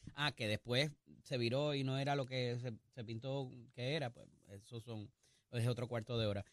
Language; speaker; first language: Spanish; native; Spanish